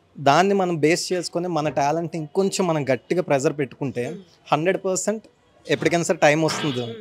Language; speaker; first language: Telugu; native; Telugu